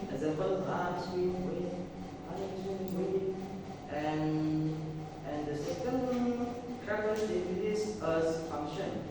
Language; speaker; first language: English; non-native, learner; Indonesian